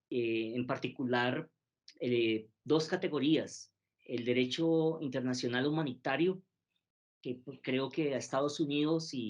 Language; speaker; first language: Spanish; native; Spanish